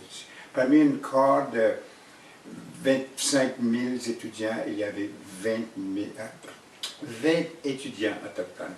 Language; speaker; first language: French; non-native, fluent; Cree